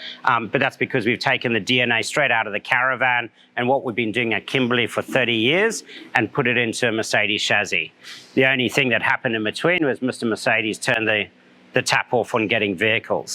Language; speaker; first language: English; native; English